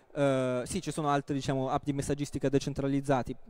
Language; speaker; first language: Italian; non-native, fluent; Russian